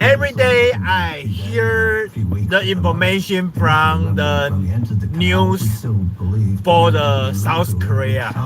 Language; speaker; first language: English; non-native, learner; Chinese